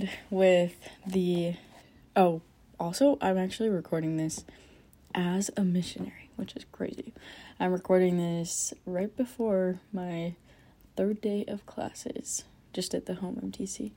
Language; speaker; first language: English; native; English